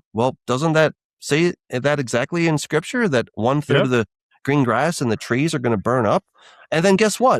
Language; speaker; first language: English; native; English